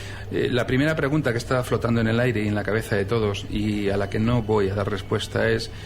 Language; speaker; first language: Spanish; native; Spanish